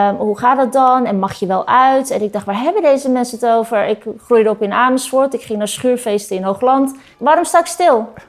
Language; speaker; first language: Dutch; early bilingual, other home language; Turkish